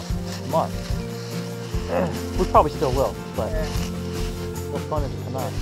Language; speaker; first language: English; native; English